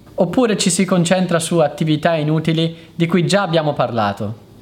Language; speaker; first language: Italian; native; Italian